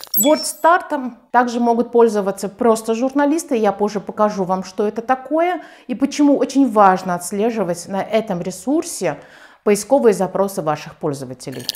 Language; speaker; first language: Russian; non-native, local second language; Tajik